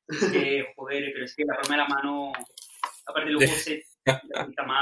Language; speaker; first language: Spanish; native; Spanish